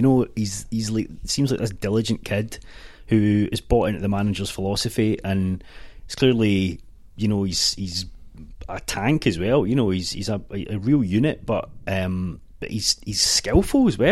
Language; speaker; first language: English; native; English